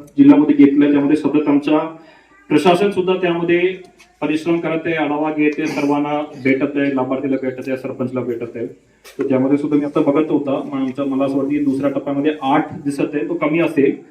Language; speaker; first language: Marathi; non-native, learner; Hindi